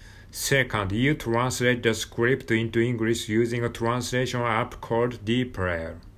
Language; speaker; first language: English; non-native, learner; Japanese